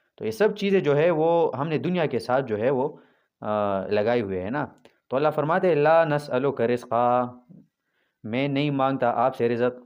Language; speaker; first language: Urdu; non-native, local second language; Pashto